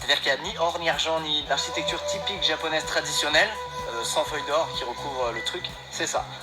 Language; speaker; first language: French; native; French